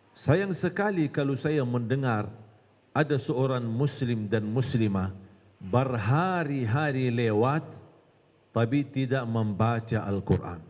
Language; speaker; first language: Malay; non-native, fluent; Arabic